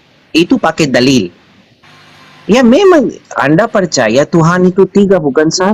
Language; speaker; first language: Indonesian; non-native, learner; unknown